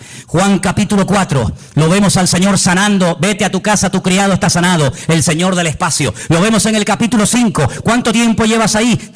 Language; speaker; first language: Spanish; native; Spanish